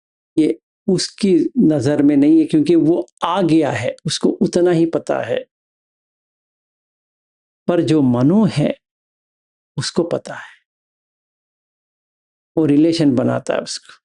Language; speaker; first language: Hindi; native; Hindi